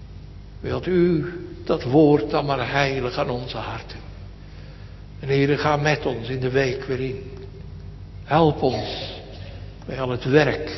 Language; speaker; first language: Dutch; native; Dutch